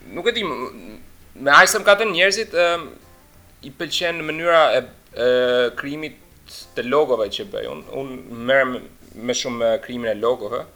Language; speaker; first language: Albanian; early bilingual, heritage; Albanian